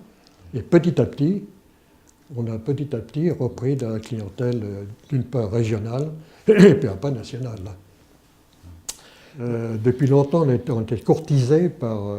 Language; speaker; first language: French; native; French